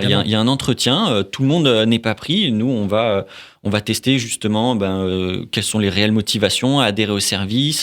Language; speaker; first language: French; native; French